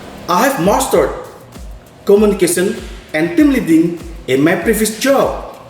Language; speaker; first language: English; non-native, fluent; Indonesian